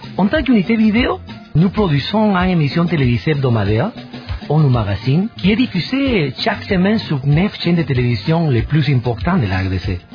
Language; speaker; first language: French; non-native, fluent; Spanish